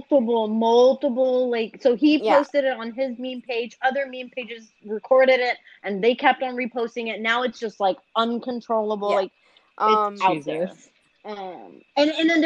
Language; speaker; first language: English; native; English